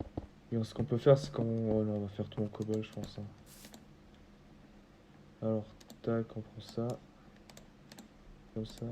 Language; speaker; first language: French; native; French